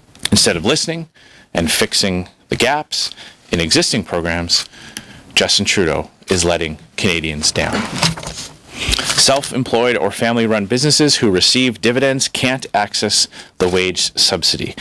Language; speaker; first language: English; native; English